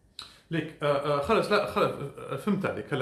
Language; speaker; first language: Arabic; native; Arabic